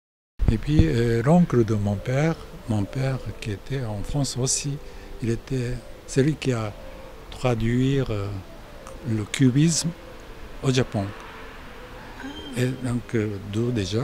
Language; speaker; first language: French; non-native, fluent; Japanese